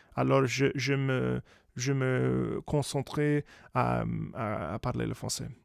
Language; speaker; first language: French; non-native, learner; English